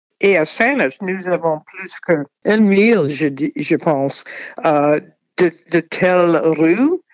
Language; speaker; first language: French; non-native, fluent; English